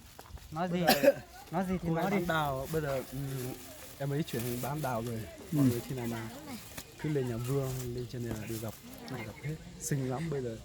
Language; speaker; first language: Vietnamese; non-native, local second language; Hmong